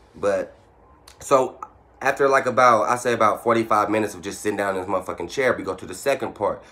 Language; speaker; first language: English; native; English